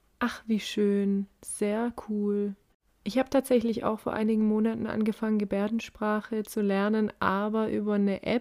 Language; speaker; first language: German; native; German